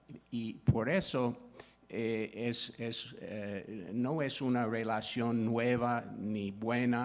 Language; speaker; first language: Spanish; non-native, fluent; English